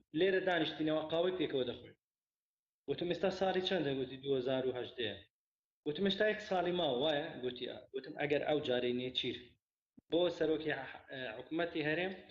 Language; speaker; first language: Central Kurdish; non-native, local second language; Kurdish